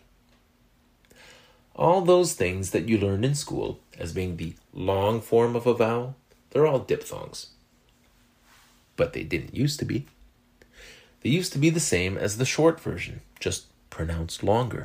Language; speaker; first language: English; non-native, fluent; French